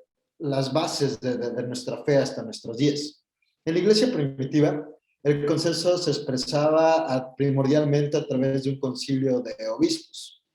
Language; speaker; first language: Spanish; native; Spanish